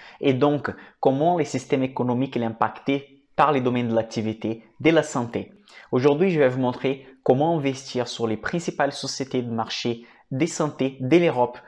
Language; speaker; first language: French; non-native, fluent; Portuguese